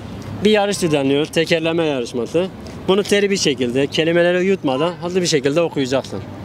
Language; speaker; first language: Turkish; native; Turkish